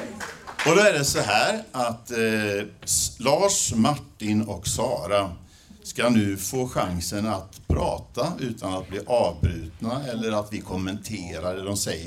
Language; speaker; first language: Swedish; native; Swedish